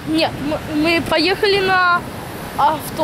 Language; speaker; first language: Russian; early bilingual, heritage; Russian